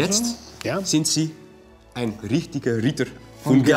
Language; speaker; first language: German; non-native, learner; Dutch